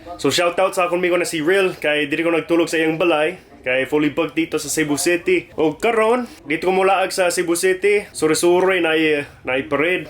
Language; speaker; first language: Cebuano; non-native, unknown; English